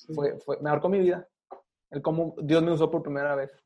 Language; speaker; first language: Spanish; native; Spanish